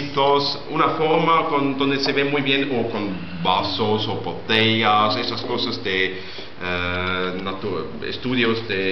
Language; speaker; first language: Spanish; non-native, learner; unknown